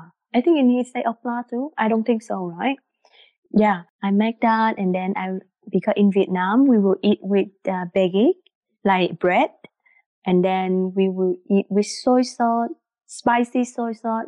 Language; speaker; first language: English; non-native, learner; Vietnamese